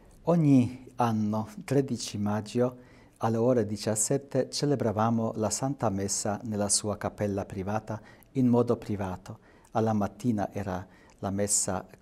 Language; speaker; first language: Italian; non-native, fluent; Polish